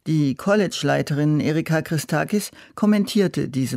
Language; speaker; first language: German; native; German